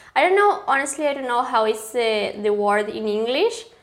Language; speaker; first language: English; non-native, fluent; Spanish